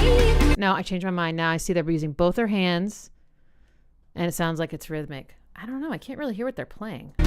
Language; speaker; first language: English; native; English